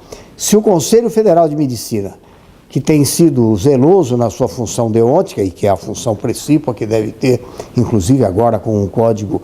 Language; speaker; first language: Portuguese; native; Portuguese